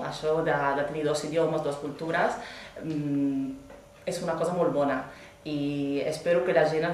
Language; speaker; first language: Catalan; non-native, fluent; Italian